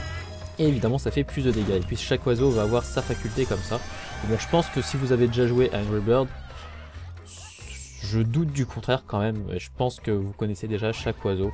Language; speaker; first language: French; native; French